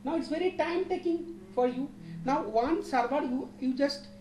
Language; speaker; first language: English; non-native, local second language; Bangla